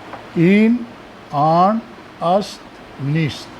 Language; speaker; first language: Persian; non-native, fluent; Urdu